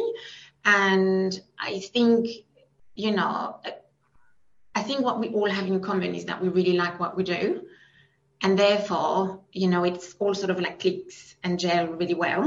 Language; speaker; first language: English; non-native, fluent; French